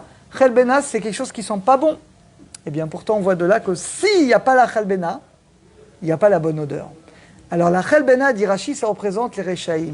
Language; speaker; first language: French; native; French